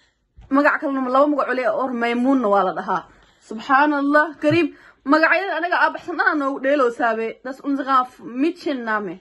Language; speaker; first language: German; non-native, learner; Somali